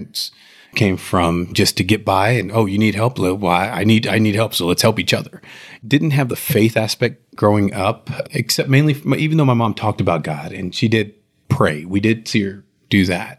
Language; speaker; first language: English; native; English